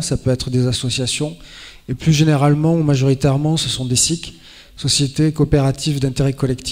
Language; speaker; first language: French; native; French